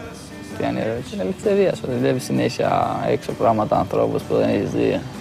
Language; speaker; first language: Greek; non-native, fluent; Albanian